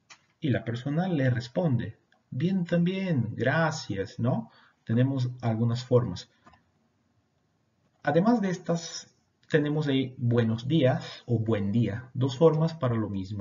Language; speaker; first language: Spanish; non-native, fluent; Portuguese